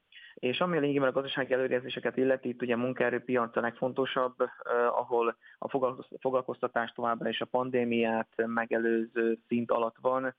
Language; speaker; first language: Hungarian; native; Hungarian